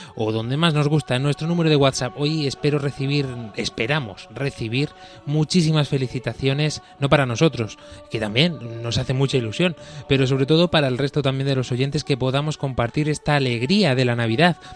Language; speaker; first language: Spanish; native; Spanish